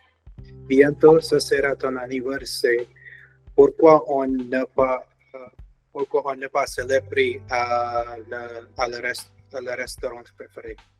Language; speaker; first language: French; non-native, learner; Hindi